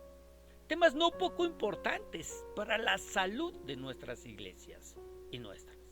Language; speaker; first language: Spanish; native; Spanish